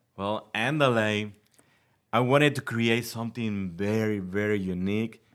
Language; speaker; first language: English; non-native, fluent; Spanish